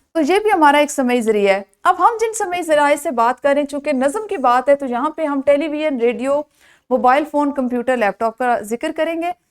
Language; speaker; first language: Urdu; non-native, local second language; Punjabi